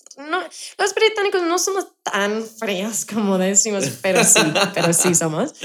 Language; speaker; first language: Spanish; non-native, fluent; English